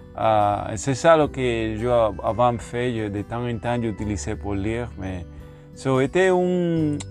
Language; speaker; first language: French; non-native, learner; Spanish